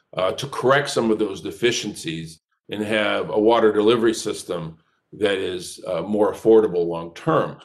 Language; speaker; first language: English; native; English